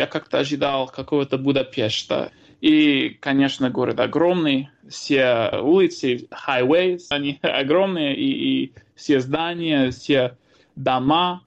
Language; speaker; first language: Russian; non-native, fluent; English